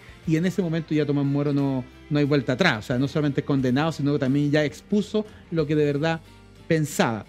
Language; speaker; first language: Spanish; native; Spanish